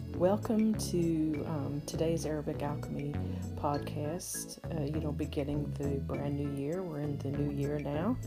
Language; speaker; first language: English; native; English